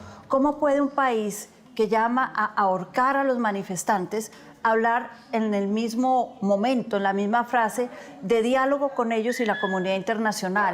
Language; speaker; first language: Spanish; native; Spanish